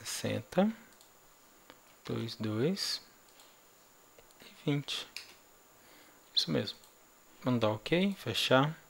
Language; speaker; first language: Portuguese; native; Portuguese